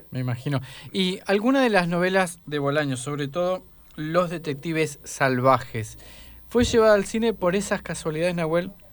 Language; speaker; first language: Spanish; native; Spanish